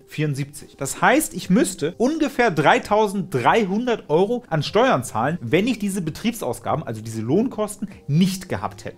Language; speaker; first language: German; native; German